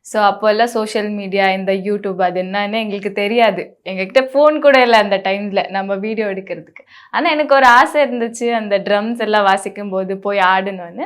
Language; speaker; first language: Tamil; non-native, local second language; Bangla